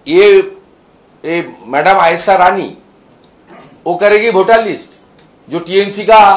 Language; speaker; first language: Hindi; non-native, local second language; Bangla